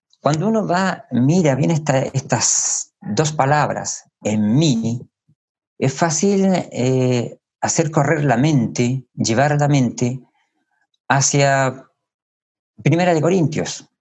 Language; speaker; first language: Spanish; native; Spanish